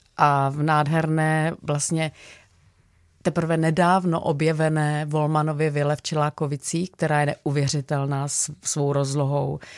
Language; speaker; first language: Czech; native; Czech